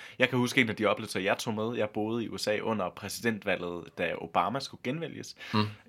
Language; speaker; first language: Danish; native; Danish